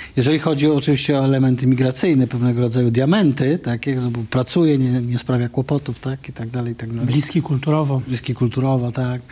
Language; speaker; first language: Polish; native; Polish